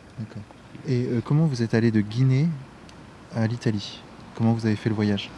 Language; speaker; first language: French; native; French